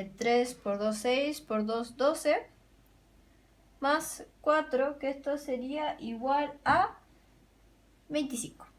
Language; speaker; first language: Spanish; native; Spanish